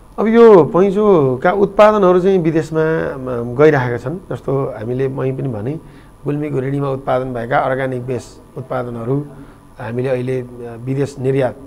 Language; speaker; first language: Nepali; native; Nepali